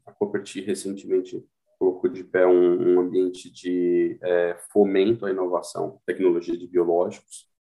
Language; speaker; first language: Portuguese; native; Portuguese